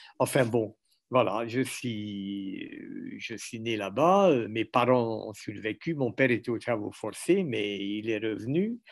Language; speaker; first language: French; non-native, fluent; Hungarian